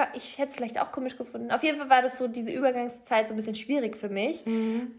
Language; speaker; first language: German; native; German